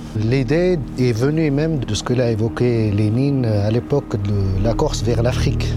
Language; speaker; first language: French; non-native, local second language; Arabic